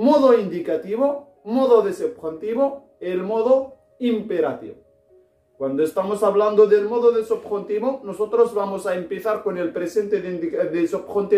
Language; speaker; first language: Spanish; non-native, fluent; Arabic